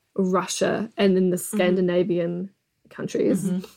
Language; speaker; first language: English; native; English